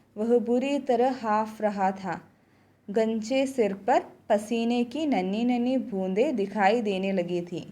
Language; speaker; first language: Hindi; non-native, local second language; Malayalam